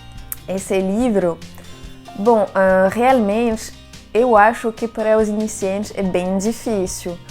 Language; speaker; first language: Portuguese; non-native, fluent; French